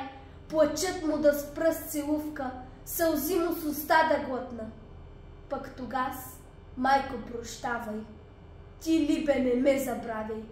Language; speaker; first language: Bulgarian; native; Bulgarian